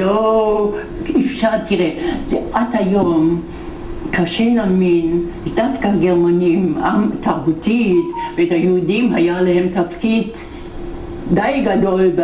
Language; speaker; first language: Hebrew; non-native, fluent; German